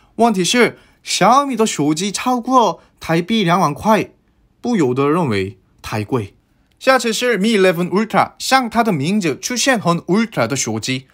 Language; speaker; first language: Chinese; non-native, fluent; Korean